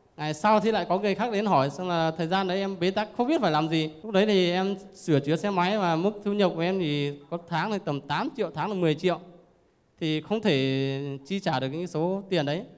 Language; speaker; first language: Vietnamese; non-native, local second language; Iu Mien